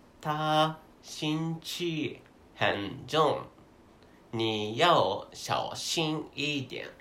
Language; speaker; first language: Chinese; non-native, learner; Korean